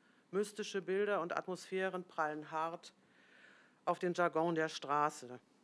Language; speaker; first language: German; native; German